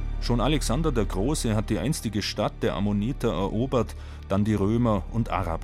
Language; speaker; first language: German; native; German